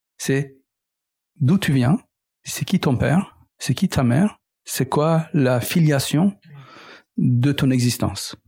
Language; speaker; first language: French; native; French